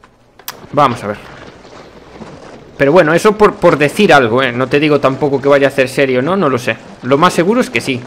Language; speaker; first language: Spanish; native; Spanish